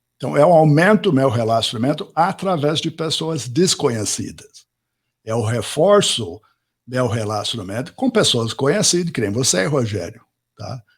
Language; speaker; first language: Portuguese; non-native, fluent; English